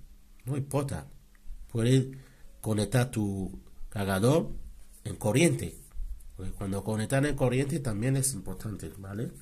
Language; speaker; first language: Spanish; non-native, learner; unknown